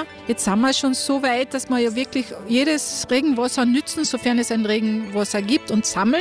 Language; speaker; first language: German; native; German